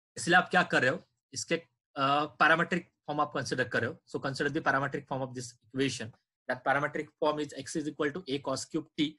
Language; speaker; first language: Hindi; non-native, local second language; Marathi